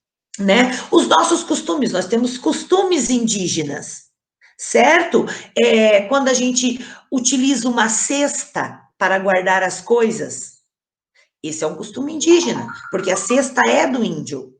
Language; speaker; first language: Portuguese; native; Portuguese